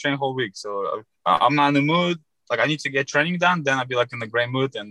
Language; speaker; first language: English; non-native, fluent; Uzbek